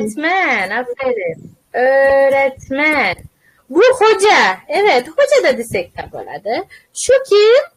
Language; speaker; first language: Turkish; non-native, fluent; Uzbek